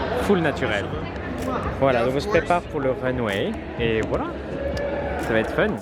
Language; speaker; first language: French; native; French